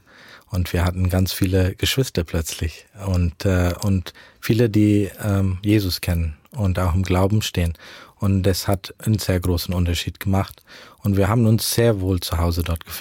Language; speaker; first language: German; early bilingual, heritage; German